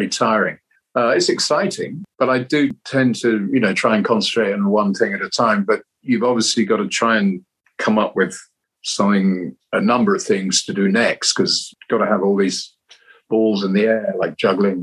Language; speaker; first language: English; native; English